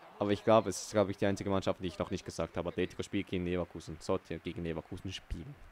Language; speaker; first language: German; early bilingual, other home language; Portuguese